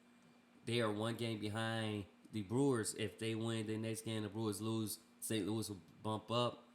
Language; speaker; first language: English; native; English